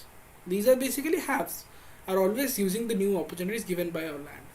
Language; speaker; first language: English; non-native, local second language; Hindi